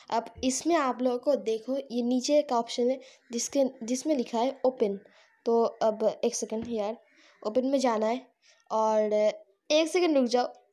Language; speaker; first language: Hindi; non-native, local second language; Bangla